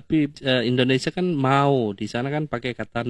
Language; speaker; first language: Indonesian; native; Indonesian